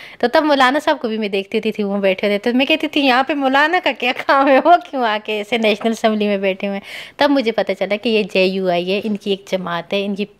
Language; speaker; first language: Urdu; non-native, local second language; Pashto